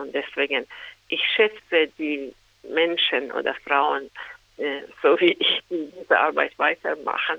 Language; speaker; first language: German; non-native, fluent; Persian